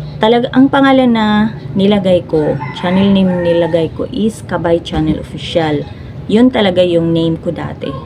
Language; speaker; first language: Filipino; non-native, local second language; Cebuano